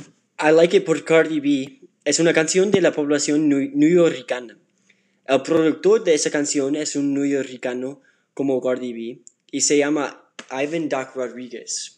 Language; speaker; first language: Spanish; non-native, learner; English